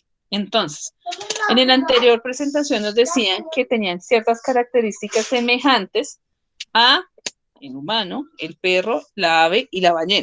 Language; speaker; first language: Spanish; native; Spanish